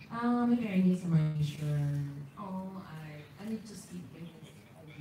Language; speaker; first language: English; non-native, learner; Russian